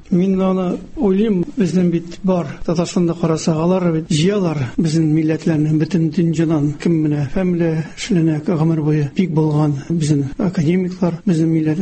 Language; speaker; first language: Tatar; native; Tatar